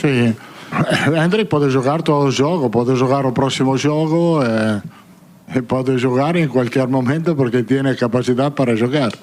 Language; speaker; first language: Portuguese; non-native, fluent; Italian